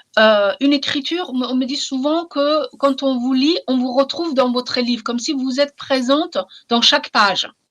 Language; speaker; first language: French; non-native, fluent; Persian